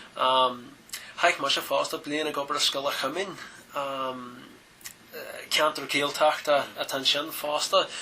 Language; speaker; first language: Irish; native; Irish